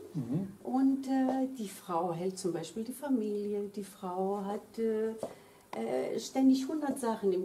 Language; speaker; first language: German; early bilingual, other home language; Greek